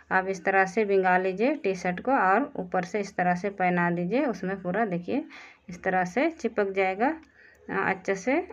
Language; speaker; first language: Hindi; native; Hindi